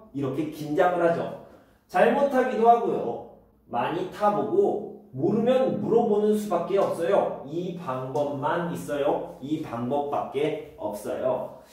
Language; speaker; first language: Korean; native; Korean